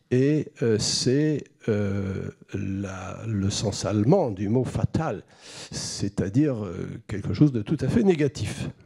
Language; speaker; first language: French; native; French